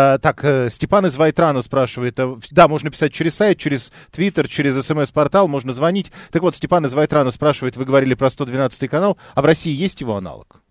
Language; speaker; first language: Russian; native; Russian